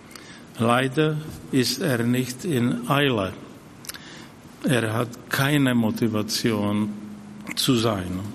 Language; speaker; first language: German; non-native, fluent; Czech